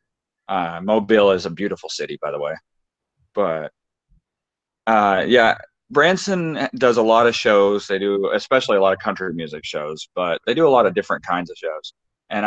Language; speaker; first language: English; native; English